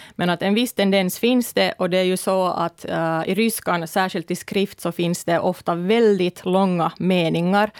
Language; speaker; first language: Swedish; early bilingual, other home language; Russian